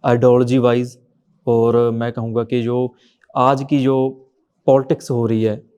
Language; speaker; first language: Hindi; non-native, local second language; Punjabi